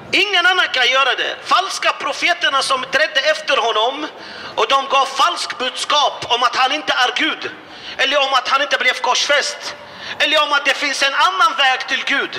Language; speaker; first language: Swedish; non-native, fluent; Arabic